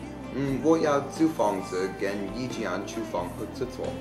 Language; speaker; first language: Chinese; non-native, learner; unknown